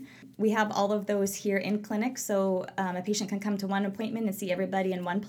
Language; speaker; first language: English; native; English